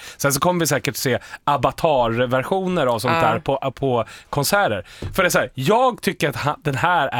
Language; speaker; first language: Swedish; native; Swedish